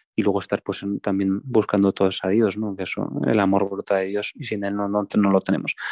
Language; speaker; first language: Spanish; native; Spanish